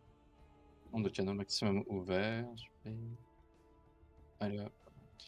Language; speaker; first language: French; native; French